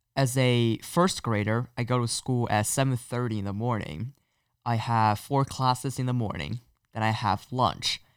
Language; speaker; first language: English; non-native, fluent; Chinese